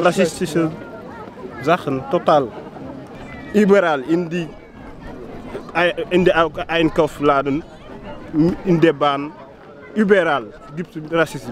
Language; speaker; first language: German; non-native, learner; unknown